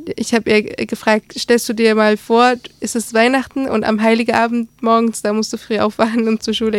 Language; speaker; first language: German; early bilingual, other home language; Arabic